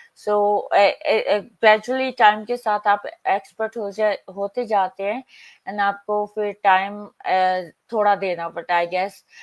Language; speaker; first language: Hindi; native; Hindi